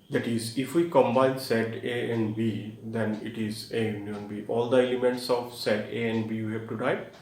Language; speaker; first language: English; non-native, local second language; Bangla